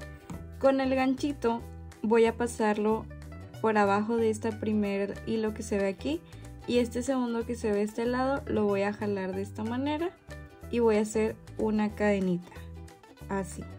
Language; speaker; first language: Spanish; native; Spanish